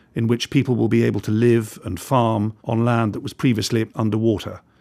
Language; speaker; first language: English; native; English